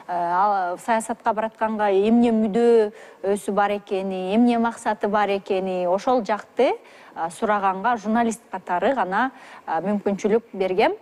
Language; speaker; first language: Kyrgyz; native; Kyrgyz